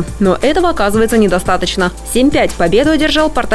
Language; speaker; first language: Russian; native; Russian